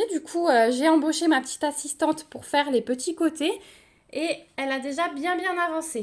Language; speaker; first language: French; native; French